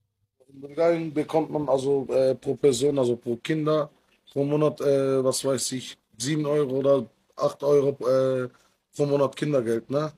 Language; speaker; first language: German; non-native, learner; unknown